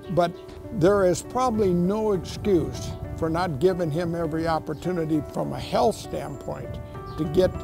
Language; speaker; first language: English; native; English